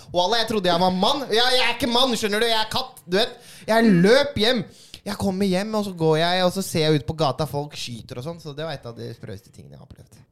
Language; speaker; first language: Norwegian; early bilingual, other home language; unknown